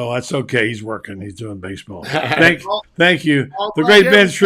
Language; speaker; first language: English; native; English